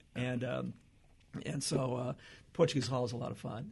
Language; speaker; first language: English; early bilingual, other home language; Portuguese